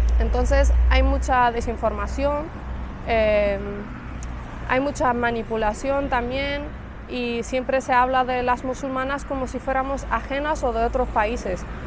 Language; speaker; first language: Spanish; early bilingual, other home language; Arabic